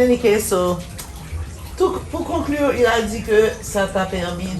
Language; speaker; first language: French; non-native, fluent; English